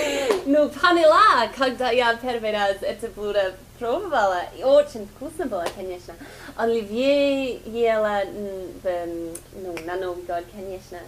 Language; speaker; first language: Russian; non-native, fluent; English